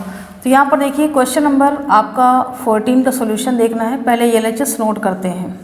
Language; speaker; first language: Hindi; native; Hindi